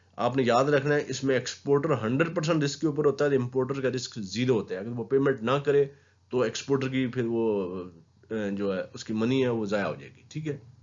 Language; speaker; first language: Urdu; non-native, local second language; Punjabi